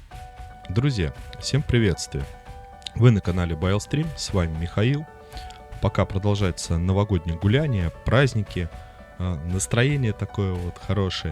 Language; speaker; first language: Russian; native; Russian